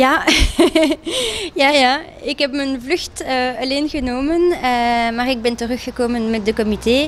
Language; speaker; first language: Dutch; non-native, local second language; French